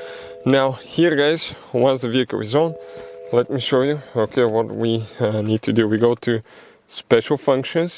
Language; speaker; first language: English; non-native, fluent; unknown